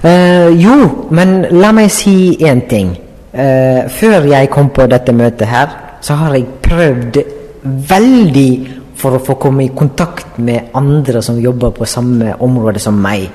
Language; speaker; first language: Norwegian; non-native, fluent; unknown